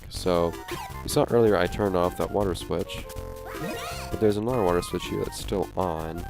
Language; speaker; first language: English; native; English